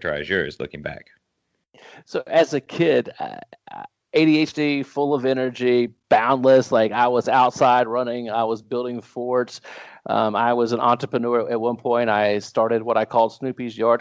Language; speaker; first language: English; native; English